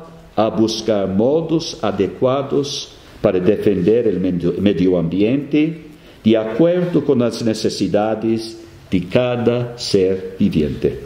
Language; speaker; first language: Spanish; non-native, fluent; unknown